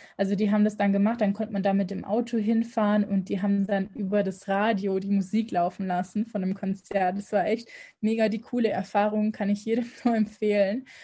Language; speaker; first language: German; native; German